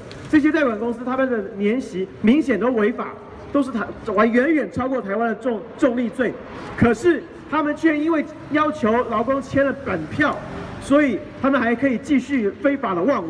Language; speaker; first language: Chinese; native; Chinese